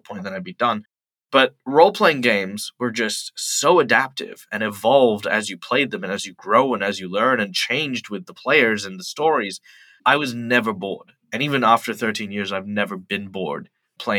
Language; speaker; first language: English; native; English